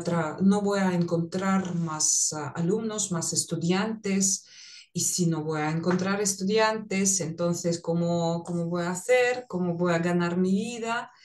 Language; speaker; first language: Spanish; non-native, fluent; Russian